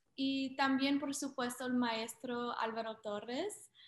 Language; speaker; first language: Spanish; early bilingual, heritage; Spanish